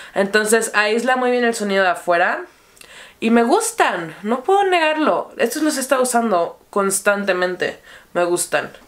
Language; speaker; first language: Spanish; native; Spanish